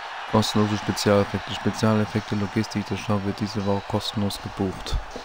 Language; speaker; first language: German; native; German